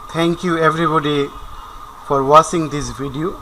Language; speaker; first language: English; non-native, local second language; Bangla